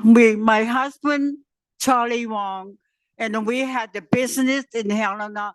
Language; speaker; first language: English; non-native, learner; Chinese